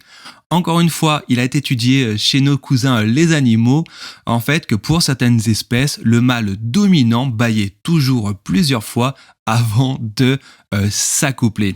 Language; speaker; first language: French; native; French